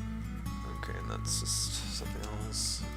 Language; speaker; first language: English; native; English